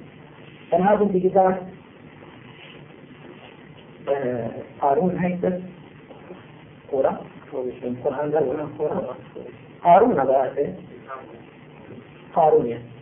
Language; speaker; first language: German; non-native, fluent; Turkish